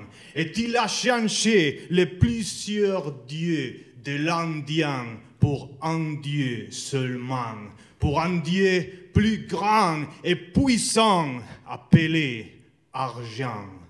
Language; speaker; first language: French; non-native, learner; Spanish